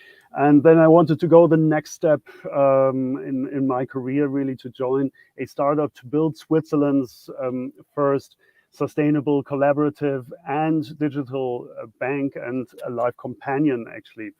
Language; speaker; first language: English; non-native, fluent; German